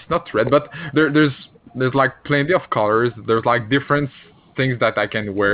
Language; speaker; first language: English; non-native, fluent; French